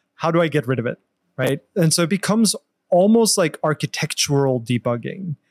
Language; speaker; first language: English; non-native, fluent; Norwegian